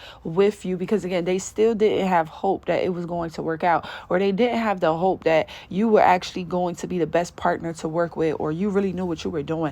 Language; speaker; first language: English; native; English